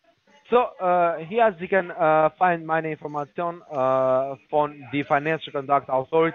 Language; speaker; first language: German; non-native, learner; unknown